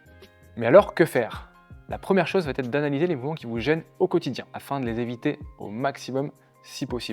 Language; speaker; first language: French; native; French